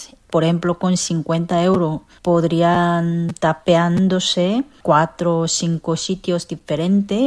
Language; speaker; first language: Spanish; non-native, fluent; Korean